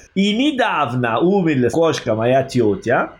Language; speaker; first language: Russian; non-native, learner; Italian